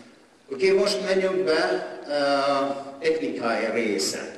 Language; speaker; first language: Hungarian; non-native, learner; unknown